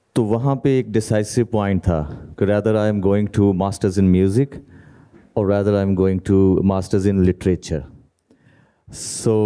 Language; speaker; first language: Hindi; native; Hindi